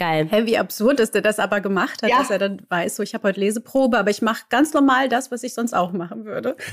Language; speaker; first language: German; native; German